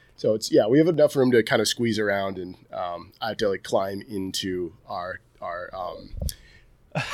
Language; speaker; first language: English; native; English